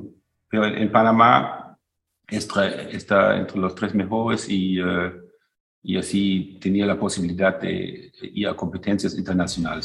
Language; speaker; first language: Spanish; non-native, fluent; German